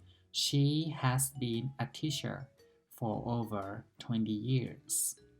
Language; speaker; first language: English; non-native, fluent; Thai